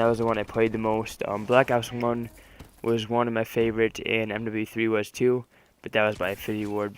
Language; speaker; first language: English; native; English